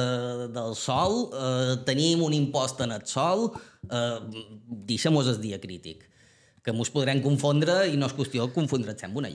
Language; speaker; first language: Catalan; native; Catalan